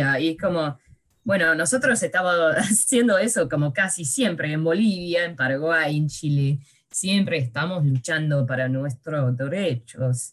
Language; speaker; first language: Spanish; early bilingual, heritage; English